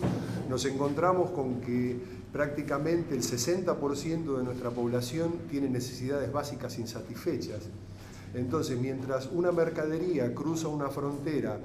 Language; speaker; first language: Spanish; native; Spanish